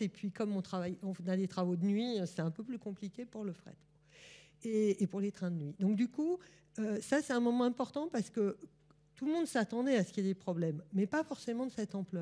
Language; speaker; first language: French; native; French